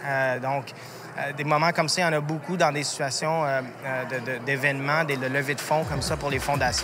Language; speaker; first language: French; native; French